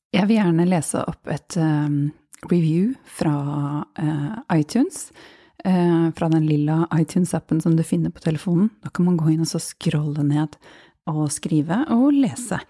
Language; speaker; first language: Norwegian; native; Norwegian